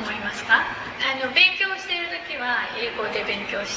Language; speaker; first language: Japanese; native; Japanese